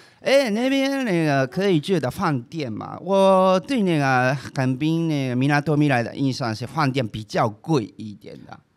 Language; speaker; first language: Chinese; non-native, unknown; Japanese